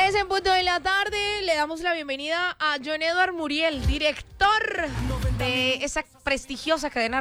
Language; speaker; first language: Spanish; native; Spanish